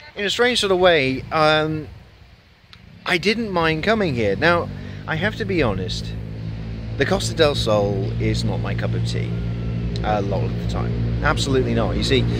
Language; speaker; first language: English; native; English